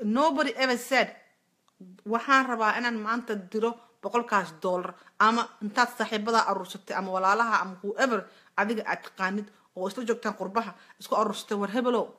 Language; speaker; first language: Somali; native; Somali